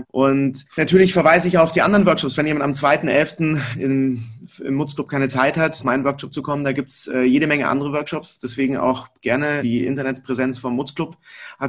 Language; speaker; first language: German; native; German